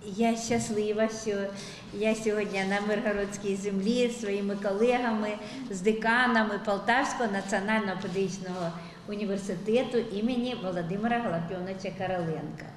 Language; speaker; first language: Ukrainian; native; Ukrainian